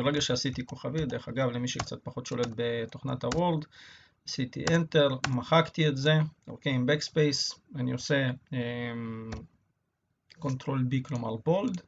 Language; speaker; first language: Hebrew; native; Hebrew